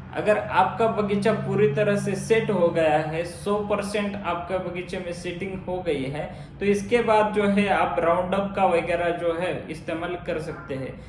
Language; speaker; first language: Hindi; non-native, local second language; Marathi